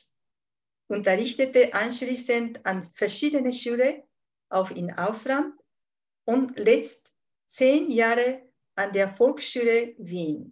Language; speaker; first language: German; non-native, fluent; Japanese